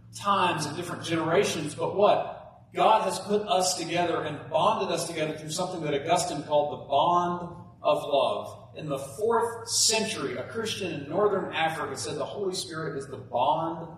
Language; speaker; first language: English; native; English